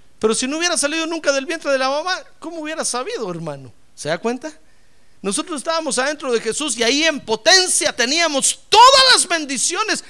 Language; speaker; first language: Spanish; native; Spanish